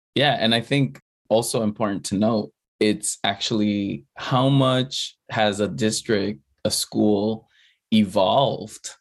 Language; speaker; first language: English; early bilingual, other home language; Spanish